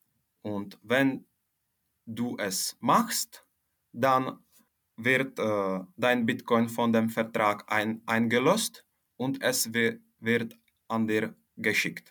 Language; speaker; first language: German; non-native, fluent; Czech